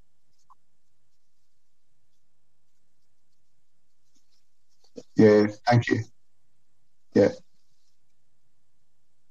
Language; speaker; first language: English; native; English